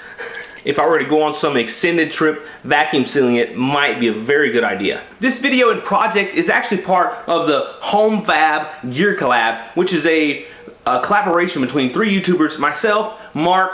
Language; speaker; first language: English; native; English